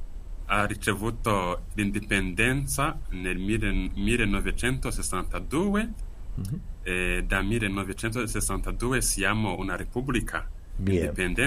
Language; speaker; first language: Italian; non-native, fluent; Kinyarwanda